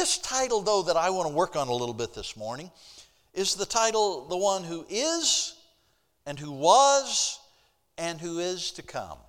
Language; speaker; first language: English; native; English